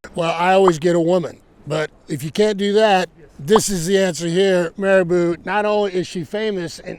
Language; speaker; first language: English; native; English